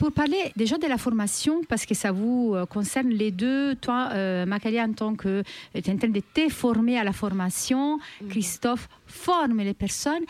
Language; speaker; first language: French; native; French